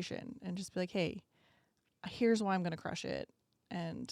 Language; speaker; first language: English; native; English